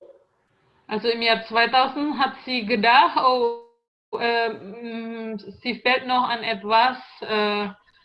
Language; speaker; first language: German; non-native, learner; Indonesian